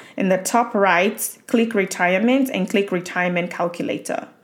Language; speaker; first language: English; non-native, local second language; Yoruba